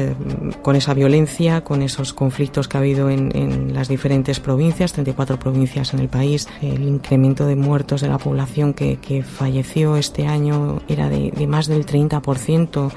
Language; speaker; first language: Spanish; native; Spanish